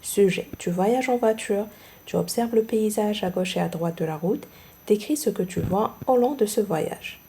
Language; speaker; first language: French; non-native, local second language; Arabic